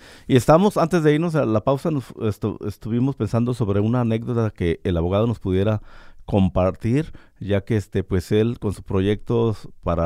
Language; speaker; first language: Spanish; native; Spanish